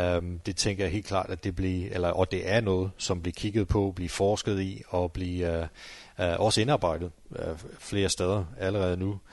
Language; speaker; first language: Danish; non-native, fluent; English